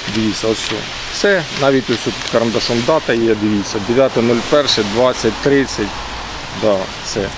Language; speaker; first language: Ukrainian; native; Ukrainian